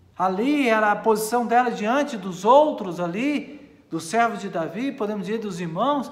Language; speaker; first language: Portuguese; native; Portuguese